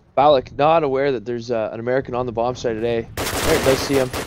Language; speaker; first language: English; native; English